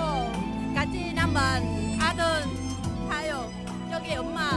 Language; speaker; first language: Korean; non-native, learner; Vietnamese